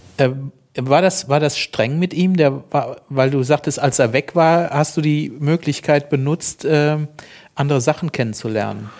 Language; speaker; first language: German; native; German